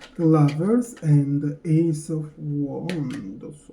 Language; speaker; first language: English; non-native, fluent; Georgian